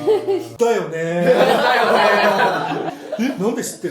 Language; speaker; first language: Japanese; native; Japanese